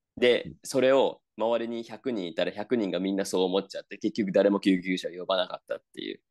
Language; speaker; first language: Japanese; native; Japanese